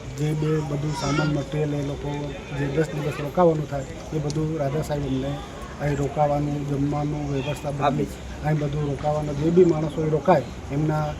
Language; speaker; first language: Gujarati; native; Gujarati